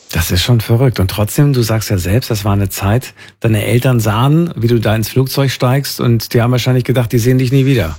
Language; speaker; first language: German; native; German